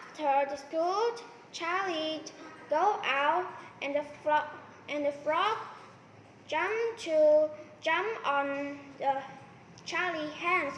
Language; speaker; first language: English; non-native, learner; Vietnamese